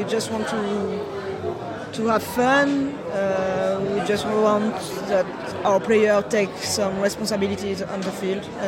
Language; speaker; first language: English; non-native, fluent; French